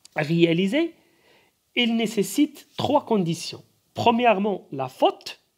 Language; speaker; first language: French; non-native, local second language; Arabic